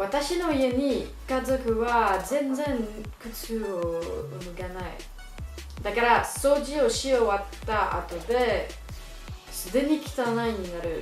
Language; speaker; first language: Japanese; non-native, learner; French